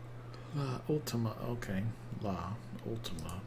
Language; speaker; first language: Spanish; non-native, learner; English